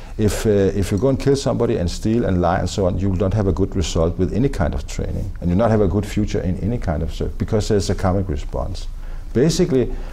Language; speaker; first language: English; non-native, fluent; Danish